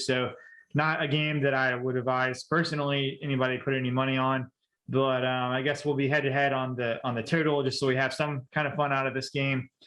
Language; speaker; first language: English; native; English